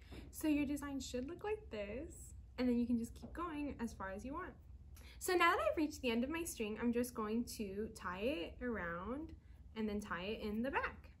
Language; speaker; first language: English; native; English